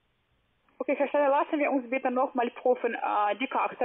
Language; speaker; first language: German; non-native, learner; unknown